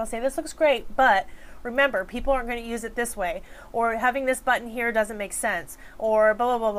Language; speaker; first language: English; native; English